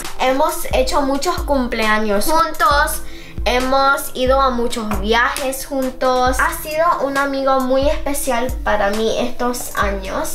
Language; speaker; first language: Spanish; early bilingual, heritage; Spanish